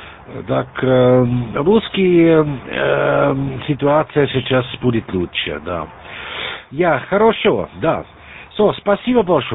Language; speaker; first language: Russian; non-native, learner; German